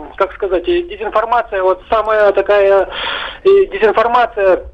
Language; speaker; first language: Russian; native; Russian